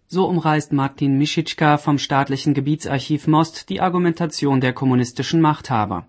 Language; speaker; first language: German; native; German